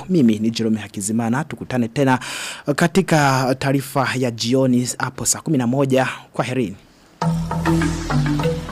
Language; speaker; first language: Swahili; non-native, local second language; Rundi